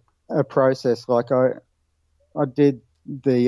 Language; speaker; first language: English; native; English